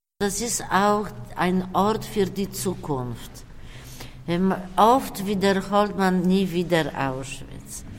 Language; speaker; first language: German; non-native, fluent; Polish